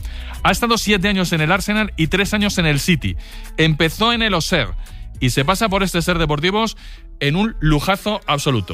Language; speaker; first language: Spanish; native; Spanish